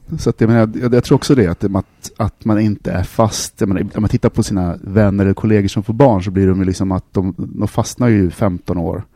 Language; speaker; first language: Swedish; native; Swedish